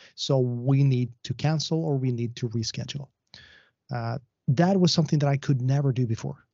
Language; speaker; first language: English; non-native, fluent; Swedish